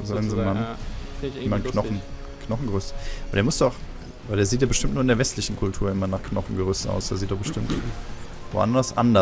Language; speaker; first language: German; native; German